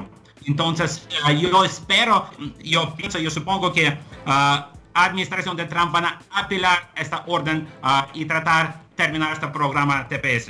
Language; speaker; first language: Spanish; non-native, fluent; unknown